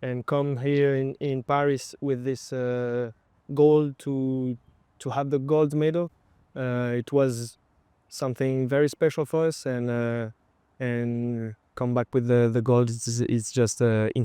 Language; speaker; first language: English; non-native, fluent; French